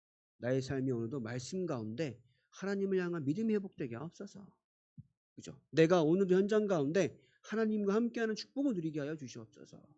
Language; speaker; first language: Korean; native; Korean